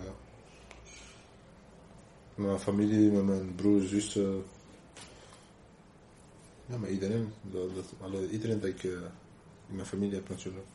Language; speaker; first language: Dutch; non-native, local second language; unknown